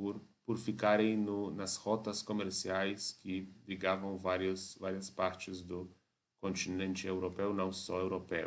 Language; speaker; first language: Portuguese; non-native, fluent; Polish